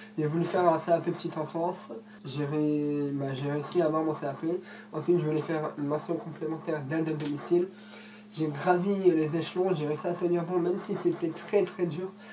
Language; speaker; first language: French; early bilingual, other home language; Russian